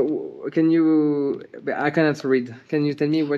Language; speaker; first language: English; non-native, learner; French